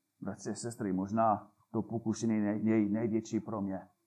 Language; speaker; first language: Czech; non-native, fluent; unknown